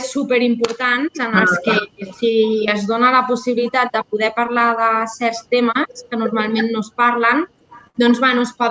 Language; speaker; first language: Catalan; native; Catalan